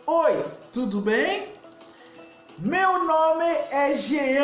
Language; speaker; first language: Portuguese; non-native, learner; Haitian Creole